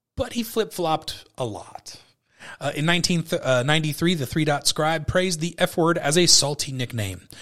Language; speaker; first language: English; native; English